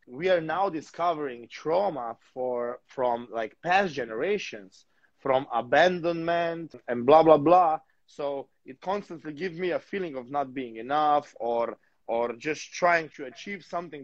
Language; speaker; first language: English; non-native, fluent; Slovenian